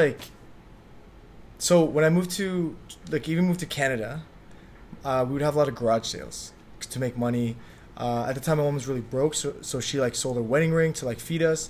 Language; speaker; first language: English; early bilingual, other home language; Vietnamese